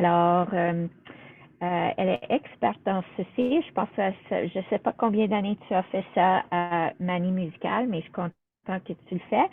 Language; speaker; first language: French; non-native, local second language; English